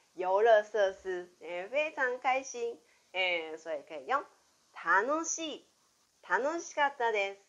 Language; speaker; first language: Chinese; non-native, fluent; Japanese